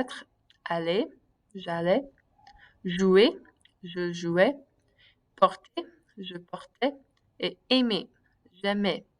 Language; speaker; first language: French; non-native, fluent; English